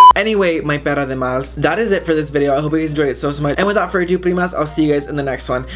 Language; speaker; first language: English; native; English